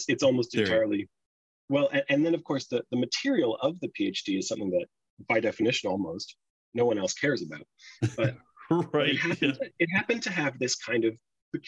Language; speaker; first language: English; native; English